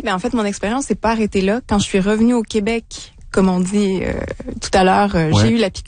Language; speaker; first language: French; native; French